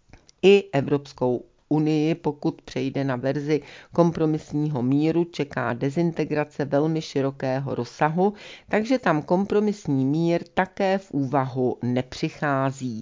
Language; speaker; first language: Czech; native; Czech